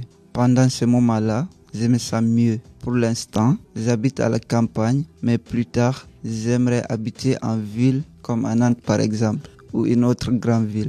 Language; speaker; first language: French; non-native, learner; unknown